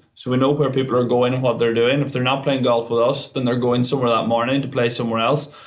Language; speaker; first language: English; native; English